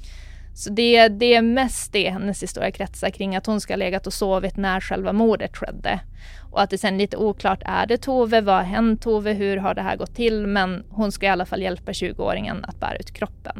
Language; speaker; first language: Swedish; native; Swedish